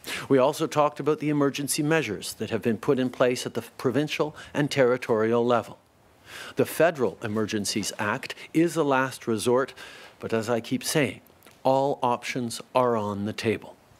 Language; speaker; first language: English; native; English